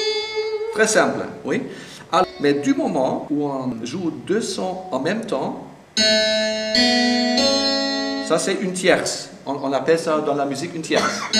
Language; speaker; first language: French; non-native, fluent; German